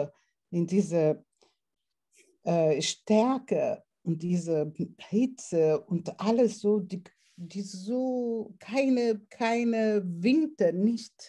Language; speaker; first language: German; non-native, fluent; Portuguese